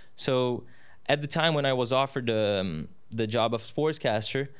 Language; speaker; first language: English; non-native, fluent; Portuguese